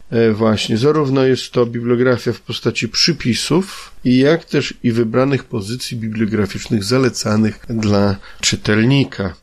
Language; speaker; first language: Polish; native; Polish